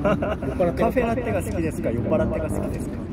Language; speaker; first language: Japanese; non-native, fluent; Korean